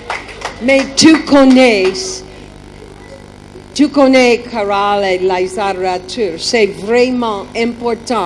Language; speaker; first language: French; non-native, learner; German